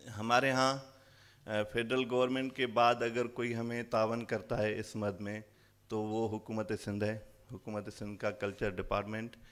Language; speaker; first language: Urdu; non-native, local second language; Sindhi